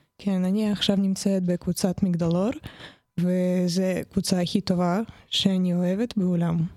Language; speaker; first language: Hebrew; non-native, fluent; Russian